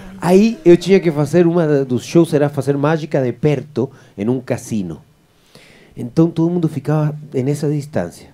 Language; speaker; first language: Portuguese; non-native, fluent; Spanish